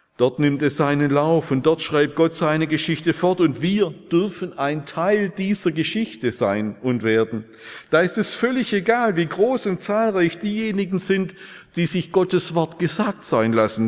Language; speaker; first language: German; native; German